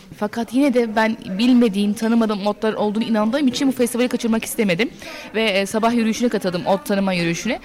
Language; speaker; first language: Turkish; early bilingual, heritage; Turkish